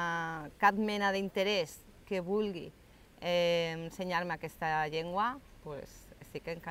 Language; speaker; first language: Catalan; non-native, local second language; Spanish